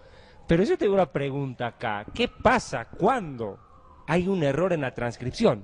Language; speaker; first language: Spanish; native; Spanish